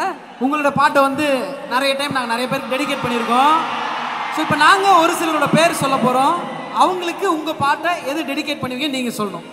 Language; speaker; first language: Tamil; native; Tamil